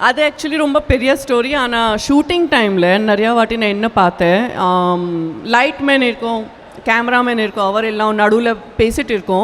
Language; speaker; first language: Tamil; non-native, local second language; Gujarati